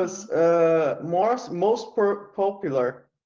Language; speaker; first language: English; non-native, learner; Portuguese